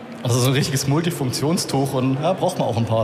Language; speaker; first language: German; native; German